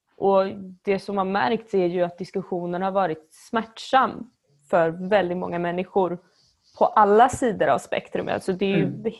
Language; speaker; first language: Swedish; native; Swedish